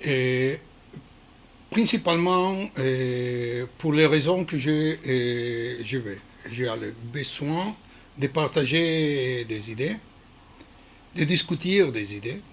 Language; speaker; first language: French; non-native, learner; Hebrew